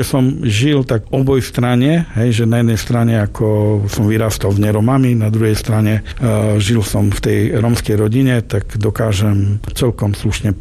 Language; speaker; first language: Slovak; non-native, local second language; Romany